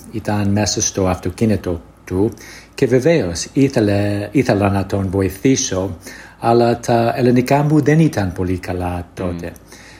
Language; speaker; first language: Greek; non-native, fluent; English